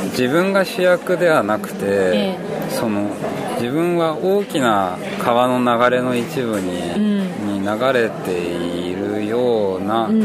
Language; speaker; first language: Japanese; early bilingual, heritage; Japanese